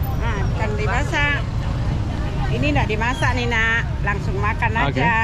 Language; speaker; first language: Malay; non-native, local second language; Minangkabau